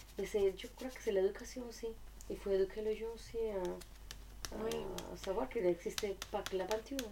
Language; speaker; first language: French; non-native, fluent; Spanish